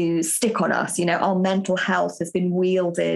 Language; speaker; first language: English; native; English